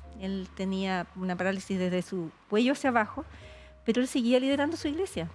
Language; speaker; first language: Spanish; native; Spanish